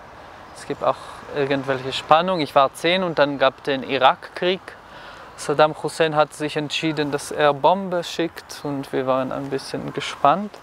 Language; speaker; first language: German; non-native, fluent; Hebrew